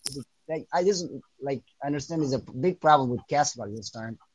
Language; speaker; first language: English; non-native, fluent; Persian